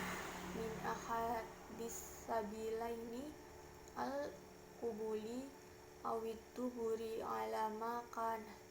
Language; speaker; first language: Arabic; non-native, learner; Indonesian